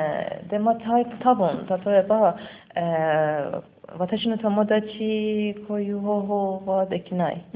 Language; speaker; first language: Japanese; non-native, learner; Persian